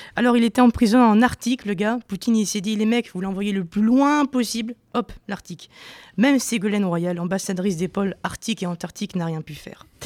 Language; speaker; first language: French; native; French